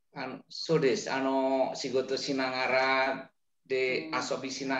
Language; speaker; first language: Japanese; non-native, learner; Indonesian